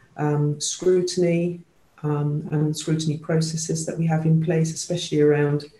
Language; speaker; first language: English; native; English